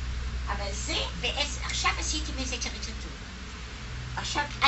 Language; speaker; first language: Hebrew; non-native, fluent; German